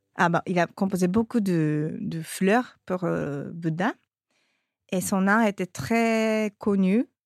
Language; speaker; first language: French; non-native, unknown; Japanese